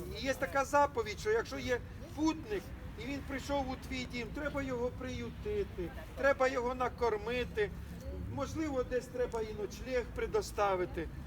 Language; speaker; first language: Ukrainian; non-native, local second language; Russian